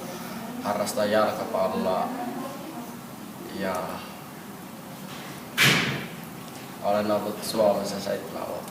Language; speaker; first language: Finnish; early bilingual, other home language; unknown